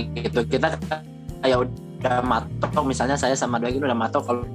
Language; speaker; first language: Indonesian; native; Indonesian